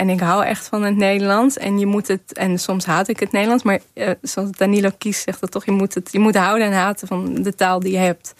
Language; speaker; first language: Dutch; non-native, fluent; Kazakh